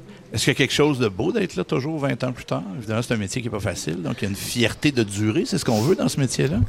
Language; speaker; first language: French; native; French